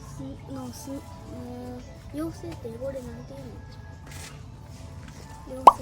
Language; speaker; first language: Japanese; early bilingual, other home language; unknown